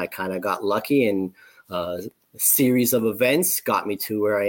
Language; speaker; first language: English; native; English